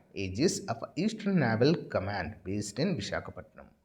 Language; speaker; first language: English; non-native, local second language; Telugu